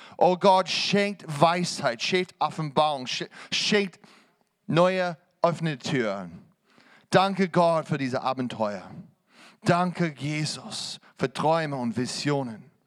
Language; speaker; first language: German; non-native, fluent; English